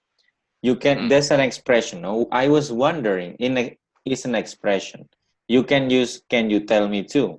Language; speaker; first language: English; non-native, learner; Indonesian